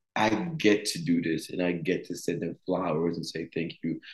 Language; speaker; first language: English; early bilingual, other home language; French